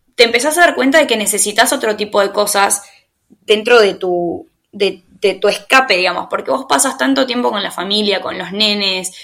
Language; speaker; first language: Spanish; native; Spanish